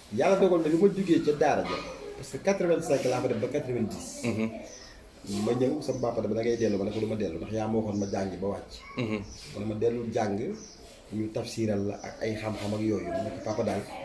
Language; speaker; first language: Wolof; native; Wolof